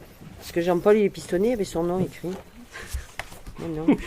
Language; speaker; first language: French; native; French